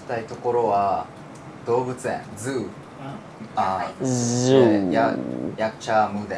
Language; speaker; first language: Japanese; native; Japanese